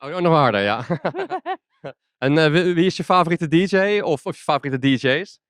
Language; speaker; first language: Dutch; native; Dutch